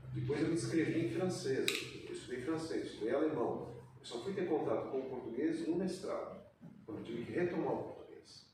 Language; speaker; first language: Portuguese; native; Portuguese